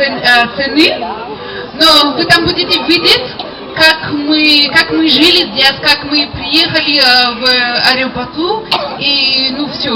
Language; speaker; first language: Russian; non-native, learner; French